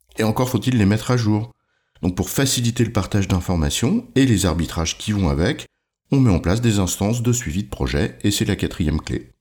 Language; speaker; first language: French; native; French